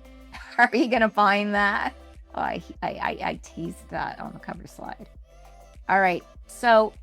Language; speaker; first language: English; native; English